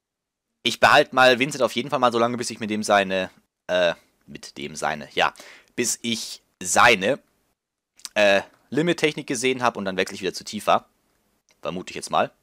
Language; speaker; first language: German; native; German